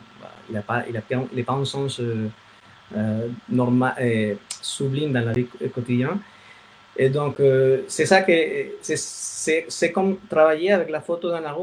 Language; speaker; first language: French; non-native, fluent; Spanish